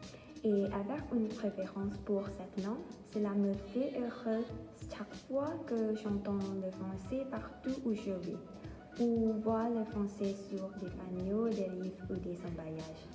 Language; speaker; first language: French; non-native, learner; Thai